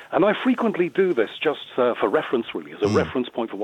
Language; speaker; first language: English; native; English